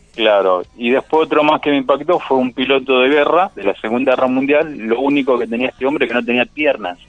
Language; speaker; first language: Spanish; native; Spanish